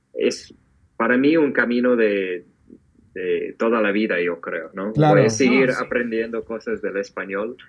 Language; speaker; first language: Spanish; non-native, fluent; English